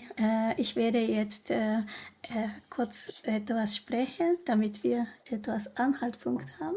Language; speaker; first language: German; non-native, learner; Japanese